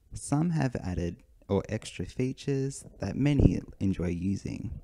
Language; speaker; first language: English; native; English